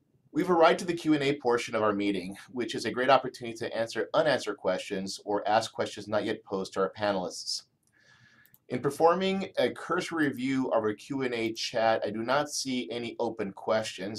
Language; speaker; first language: English; native; English